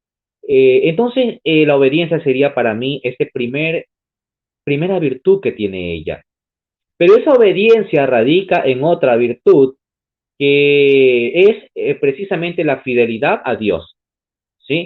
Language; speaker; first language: Spanish; native; Spanish